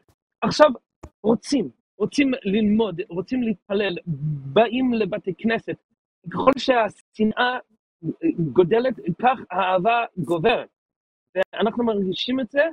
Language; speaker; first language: Hebrew; non-native, fluent; English